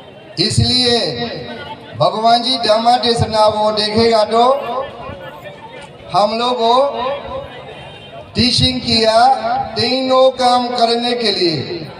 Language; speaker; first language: Hindi; non-native, learner; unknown